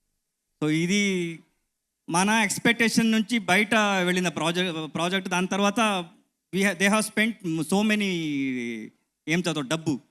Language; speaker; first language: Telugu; non-native, learner; Kannada